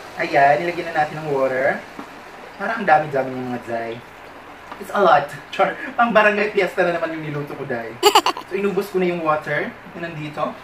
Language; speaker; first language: Filipino; non-native, local second language; Waray